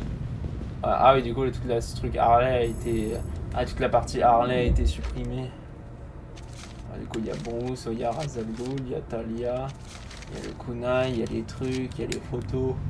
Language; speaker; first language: French; native; French